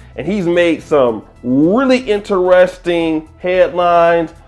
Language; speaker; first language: English; native; English